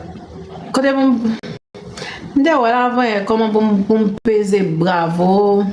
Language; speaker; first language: French; non-native, learner; Haitian Creole